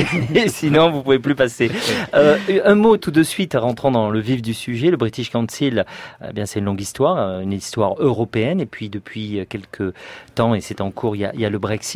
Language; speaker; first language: French; native; French